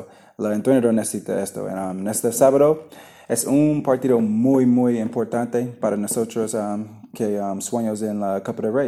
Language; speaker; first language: Spanish; non-native, learner; English